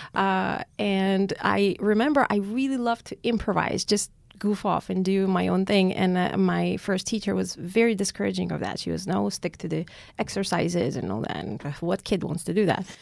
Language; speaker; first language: English; non-native, fluent; Armenian